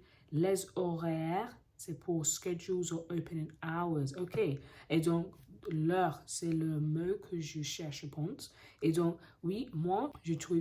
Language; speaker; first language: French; non-native, learner; English